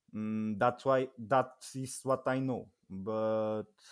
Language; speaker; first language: English; non-native, learner; Bulgarian